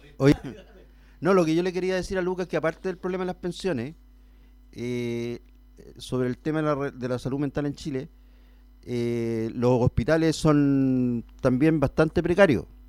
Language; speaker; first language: Spanish; native; Spanish